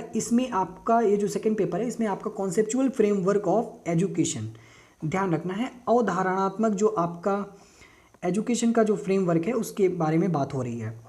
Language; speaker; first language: Hindi; native; Hindi